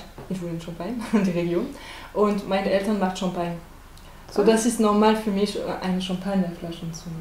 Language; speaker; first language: German; non-native, learner; French